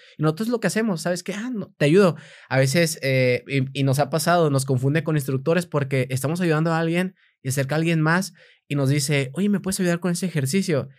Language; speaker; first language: Spanish; native; Spanish